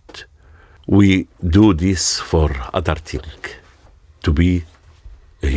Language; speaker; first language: English; non-native, learner; Arabic